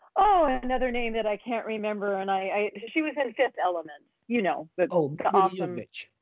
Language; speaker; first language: English; native; English